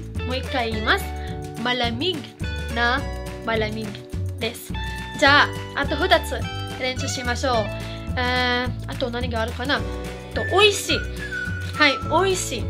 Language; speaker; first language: Japanese; non-native, fluent; Filipino